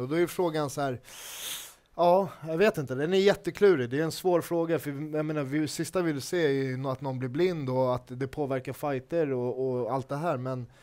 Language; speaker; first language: Swedish; native; Swedish